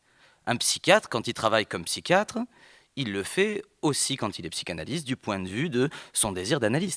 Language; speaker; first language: French; native; French